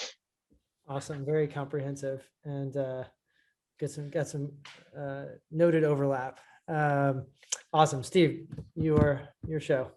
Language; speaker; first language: English; native; English